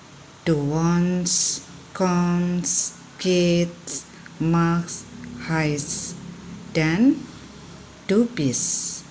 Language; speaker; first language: German; non-native, fluent; Indonesian